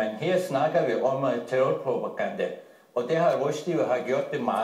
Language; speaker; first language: Danish; non-native, fluent; Turkish